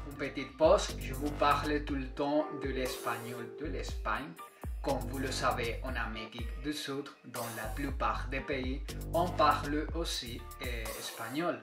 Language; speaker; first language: French; non-native, fluent; Spanish